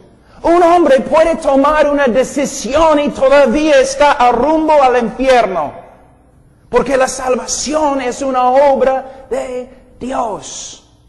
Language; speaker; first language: Spanish; non-native, fluent; English